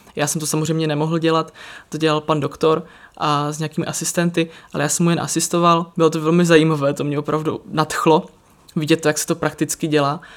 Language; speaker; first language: Czech; native; Czech